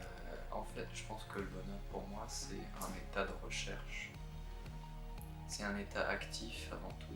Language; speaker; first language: French; native; French